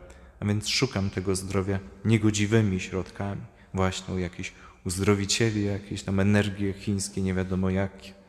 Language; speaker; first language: Polish; native; Polish